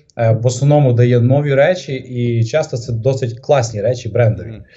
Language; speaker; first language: Ukrainian; native; Ukrainian